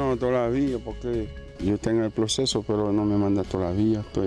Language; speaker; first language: Spanish; non-native, learner; Haitian Creole